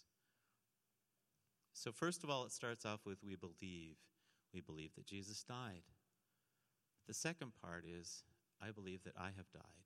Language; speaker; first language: English; native; English